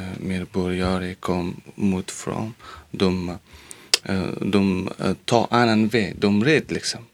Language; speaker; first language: Swedish; non-native, learner; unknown